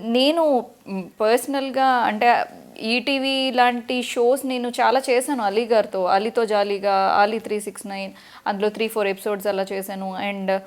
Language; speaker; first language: Telugu; native; Telugu